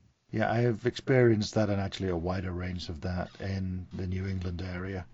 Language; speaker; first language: English; native; English